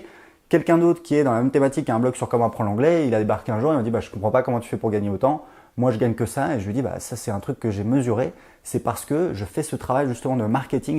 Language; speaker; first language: French; native; French